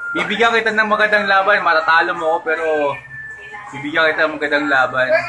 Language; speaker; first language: Filipino; non-native, local second language; Cebuano